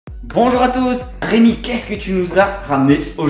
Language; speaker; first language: French; native; French